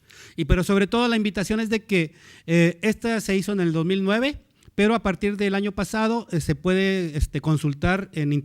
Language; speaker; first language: Spanish; native; Spanish